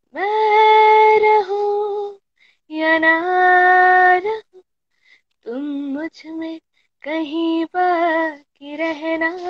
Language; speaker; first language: Hindi; native; Hindi